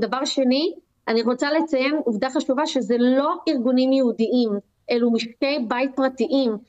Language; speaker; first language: Hebrew; native; Hebrew